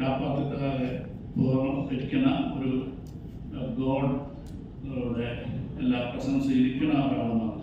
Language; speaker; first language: Malayalam; non-native, learner; Tamil